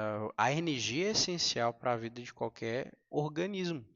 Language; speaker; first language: Portuguese; native; Portuguese